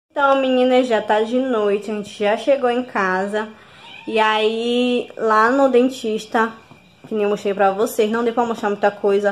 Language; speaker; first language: Portuguese; native; Portuguese